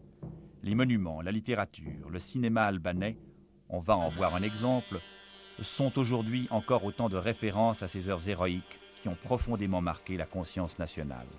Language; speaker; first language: French; native; French